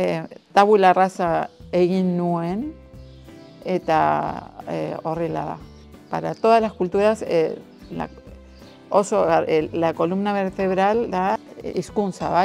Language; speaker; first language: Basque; non-native, learner; Spanish